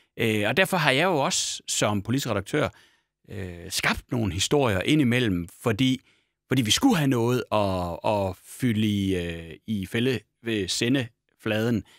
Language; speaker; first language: Danish; native; Danish